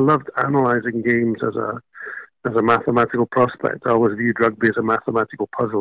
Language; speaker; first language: English; native; English